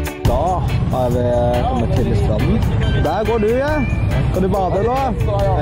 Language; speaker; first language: Norwegian; native; Norwegian